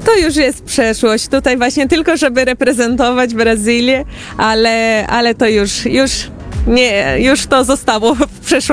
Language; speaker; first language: Polish; non-native, fluent; Portuguese